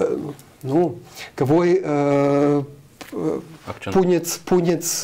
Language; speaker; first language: Romanian; non-native, local second language; Russian